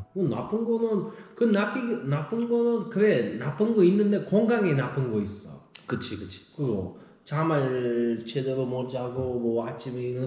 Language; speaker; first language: Korean; non-native, learner; Uzbek